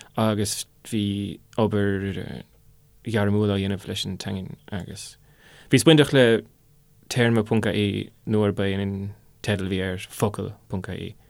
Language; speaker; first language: Irish; non-native, local second language; English